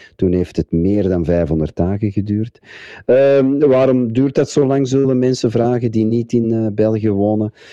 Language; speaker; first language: Dutch; native; Dutch